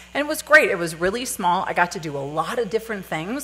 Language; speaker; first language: English; native; English